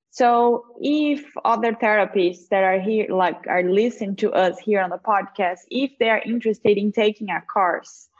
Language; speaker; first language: English; non-native, fluent; Portuguese